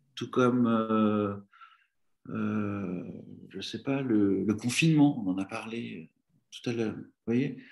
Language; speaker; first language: French; native; French